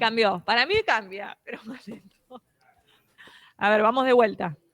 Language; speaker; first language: Spanish; native; Spanish